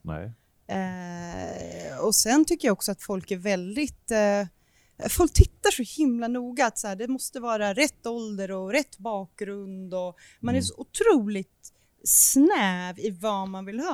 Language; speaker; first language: Swedish; native; Swedish